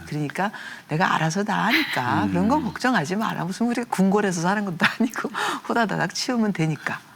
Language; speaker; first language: Korean; native; Korean